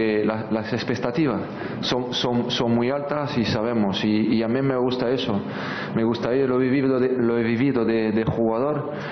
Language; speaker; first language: Spanish; non-native, fluent; French